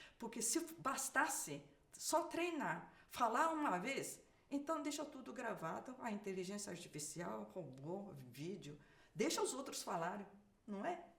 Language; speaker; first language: Portuguese; early bilingual, other home language; Japanese